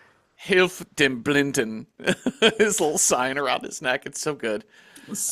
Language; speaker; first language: English; native; English